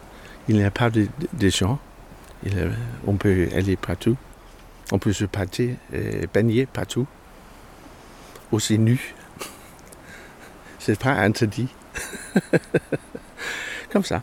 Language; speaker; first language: French; non-native, learner; Danish